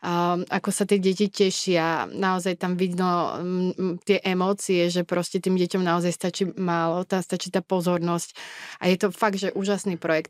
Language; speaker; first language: Slovak; native; Slovak